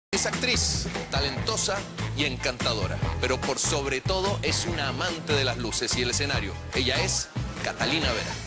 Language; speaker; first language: Spanish; native; Spanish